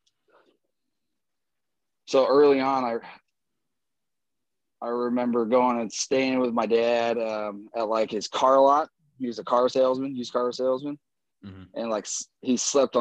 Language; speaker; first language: English; native; English